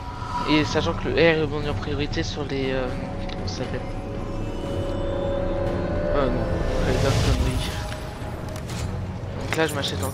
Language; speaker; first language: French; native; French